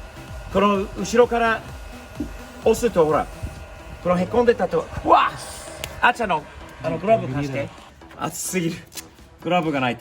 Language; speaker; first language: Japanese; non-native, fluent; English